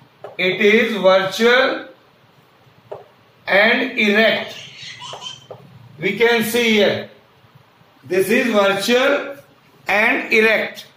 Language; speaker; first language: English; non-native, local second language; Hindi